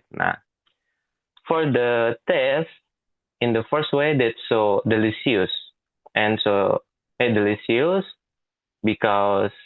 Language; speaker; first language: English; non-native, learner; Indonesian